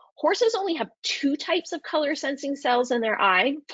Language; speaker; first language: English; native; English